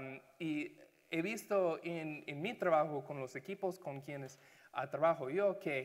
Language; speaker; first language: Spanish; non-native, learner; English